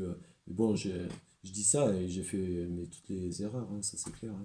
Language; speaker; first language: French; native; French